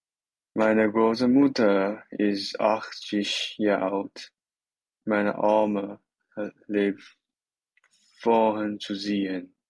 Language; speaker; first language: German; non-native, learner; Chinese